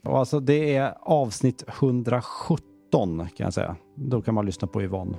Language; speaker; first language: Swedish; native; Swedish